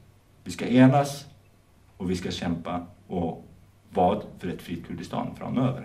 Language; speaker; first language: Swedish; non-native, fluent; Kurdish